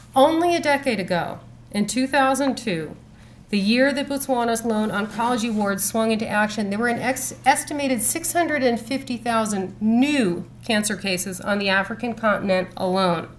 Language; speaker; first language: English; native; English